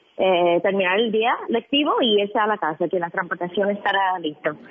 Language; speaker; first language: Spanish; non-native, fluent; English